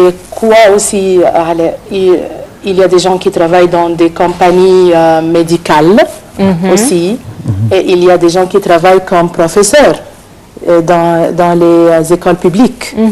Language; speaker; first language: French; non-native, fluent; Arabic